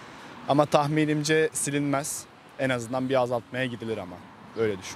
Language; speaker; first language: Turkish; native; Turkish